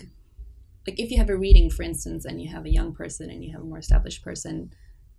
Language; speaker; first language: English; non-native, local second language; Afrikaans